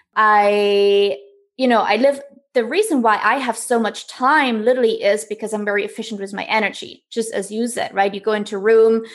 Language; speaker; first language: English; non-native, fluent; German